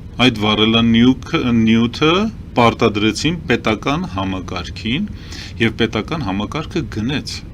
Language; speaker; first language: Armenian; early bilingual, heritage; Armenian